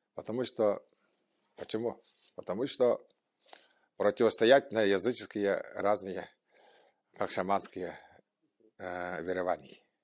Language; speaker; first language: Russian; non-native, local second language; Tuvinian